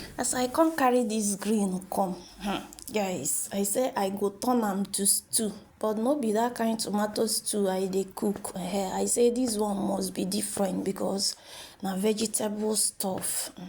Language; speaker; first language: Nigerian Pidgin; non-native, local second language; Igbo